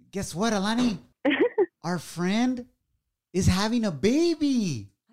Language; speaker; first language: English; early bilingual, other home language; Spanish